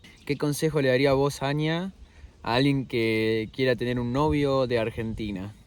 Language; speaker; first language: Spanish; native; Spanish